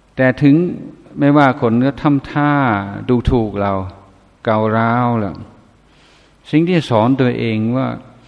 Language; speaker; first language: Thai; non-native, fluent; English